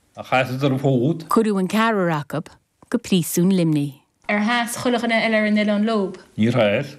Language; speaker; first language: Irish; native; Irish